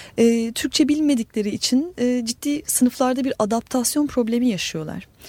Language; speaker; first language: Turkish; native; Turkish